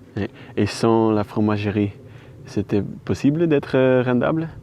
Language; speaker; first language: French; non-native, learner; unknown